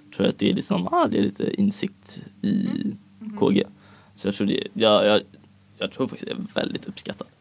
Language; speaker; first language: Swedish; native; Swedish